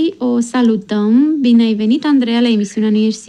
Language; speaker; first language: Romanian; native; Romanian